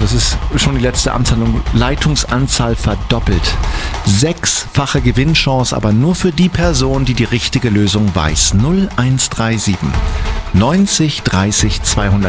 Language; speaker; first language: German; native; German